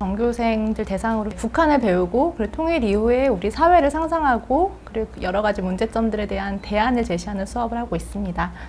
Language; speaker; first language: Korean; native; Korean